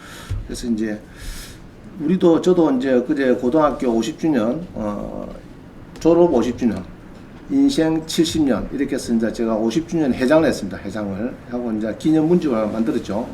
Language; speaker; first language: Korean; native; Korean